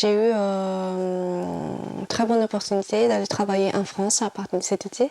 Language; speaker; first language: French; non-native, fluent; Japanese